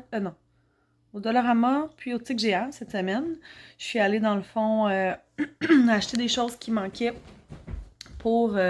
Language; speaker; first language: French; native; French